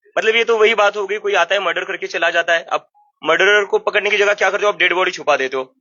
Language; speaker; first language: Hindi; non-native, local second language; Marathi